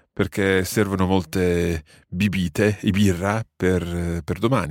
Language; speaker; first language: Italian; non-native, fluent; English